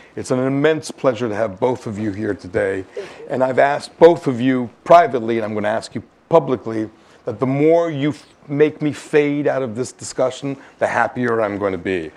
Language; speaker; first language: English; native; English